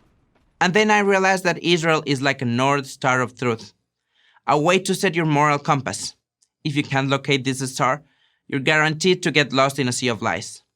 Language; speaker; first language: English; non-native, fluent; Spanish